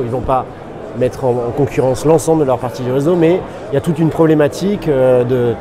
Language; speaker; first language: French; native; French